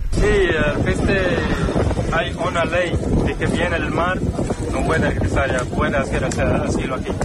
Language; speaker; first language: Spanish; non-native, learner; Arabic